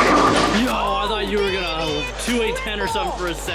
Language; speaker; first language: English; native; English